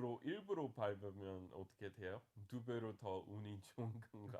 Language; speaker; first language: Korean; non-native, fluent; English